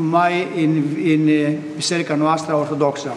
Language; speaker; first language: Romanian; non-native, fluent; Greek